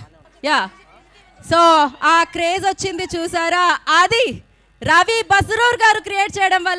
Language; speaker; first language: Telugu; native; Telugu